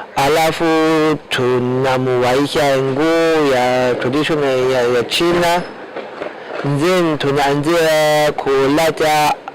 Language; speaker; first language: Swahili; non-native, learner; Chinese